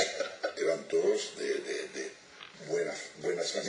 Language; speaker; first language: Spanish; non-native, fluent; French